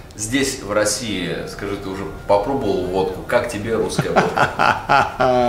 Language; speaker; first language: Russian; native; Russian